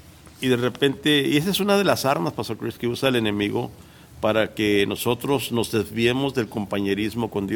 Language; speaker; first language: Spanish; native; Spanish